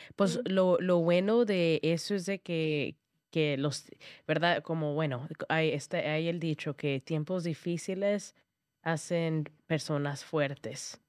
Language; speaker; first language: Spanish; early bilingual, heritage; Spanish